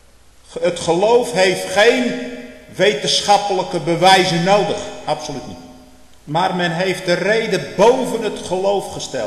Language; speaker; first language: Dutch; native; Dutch